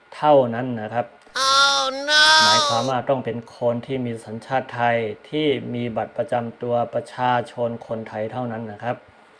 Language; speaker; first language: Thai; non-native, local second language; Shan